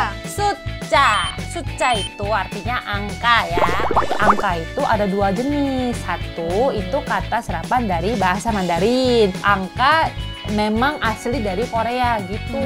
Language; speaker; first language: Indonesian; non-native, fluent; Korean